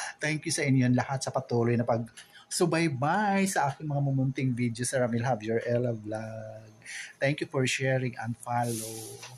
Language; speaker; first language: Filipino; non-native, local second language; Waray